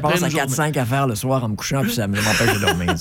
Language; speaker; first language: French; native; French